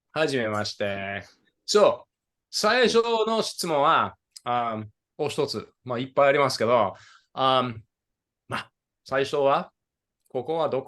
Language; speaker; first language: Japanese; non-native, fluent; English